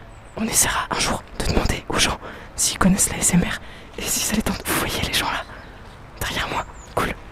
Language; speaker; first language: French; native; French